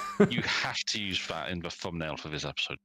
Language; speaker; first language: English; native; English